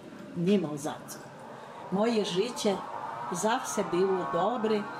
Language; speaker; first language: Polish; early bilingual, heritage; Polish